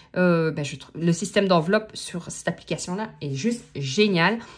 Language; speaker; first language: French; native; French